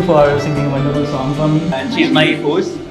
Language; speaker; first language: English; non-native, local second language; Hindi